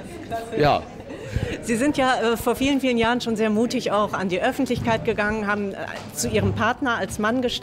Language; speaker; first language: German; native; German